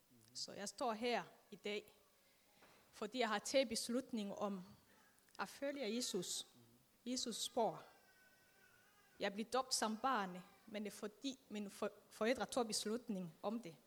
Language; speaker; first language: Danish; non-native, fluent; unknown